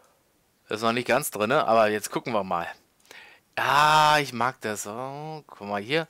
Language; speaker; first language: German; native; German